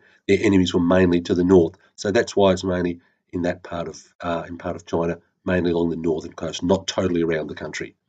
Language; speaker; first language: English; native; English